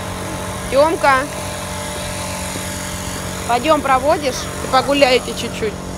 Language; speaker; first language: Russian; native; Russian